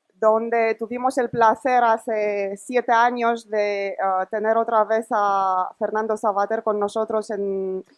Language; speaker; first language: Spanish; non-native, fluent; Romanian